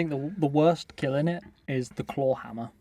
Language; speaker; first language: English; native; English